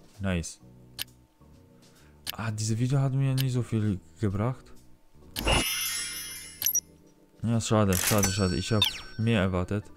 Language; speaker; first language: German; non-native, learner; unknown